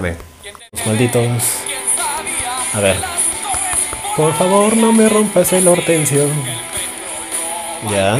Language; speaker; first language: Spanish; native; Spanish